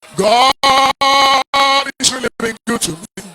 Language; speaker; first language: English; non-native, local second language; Yoruba